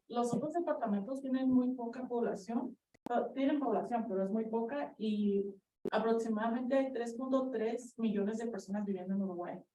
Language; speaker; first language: Spanish; early bilingual, heritage; Spanish